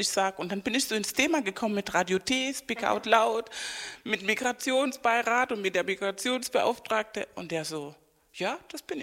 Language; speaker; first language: German; non-native, fluent; Spanish